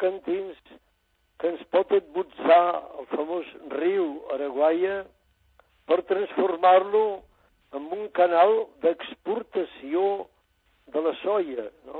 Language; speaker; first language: Catalan; native; Catalan